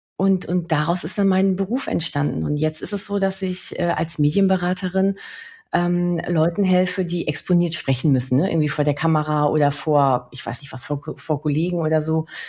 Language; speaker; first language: German; early bilingual, other home language; Spanish